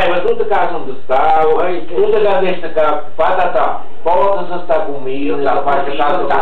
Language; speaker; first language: Romanian; non-native, learner; Italian